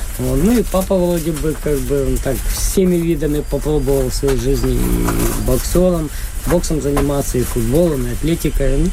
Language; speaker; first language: Russian; non-native, local second language; Ukrainian